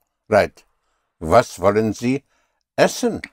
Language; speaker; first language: German; non-native, fluent; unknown